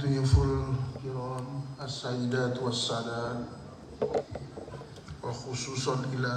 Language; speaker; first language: Arabic; non-native, learner; Indonesian